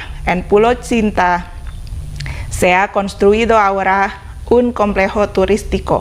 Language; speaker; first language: Spanish; non-native, fluent; Indonesian